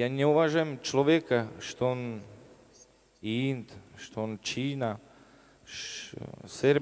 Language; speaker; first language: Russian; non-native, learner; Slovak